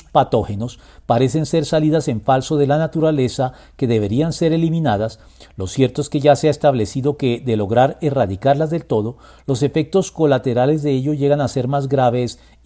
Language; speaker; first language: Spanish; native; Spanish